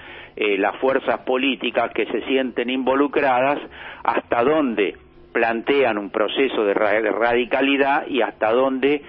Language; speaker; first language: Spanish; native; Spanish